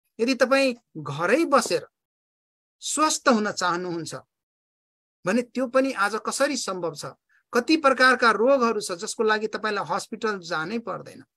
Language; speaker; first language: Nepali; non-native, local second language; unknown